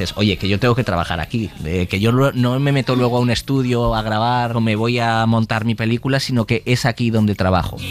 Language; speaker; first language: Spanish; native; Spanish